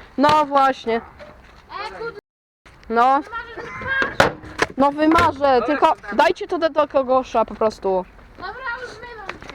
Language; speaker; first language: Polish; native; Polish